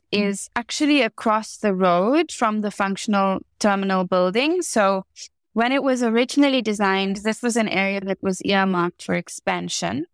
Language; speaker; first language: English; native; English